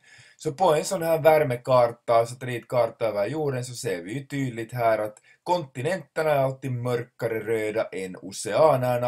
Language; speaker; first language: Swedish; native; Swedish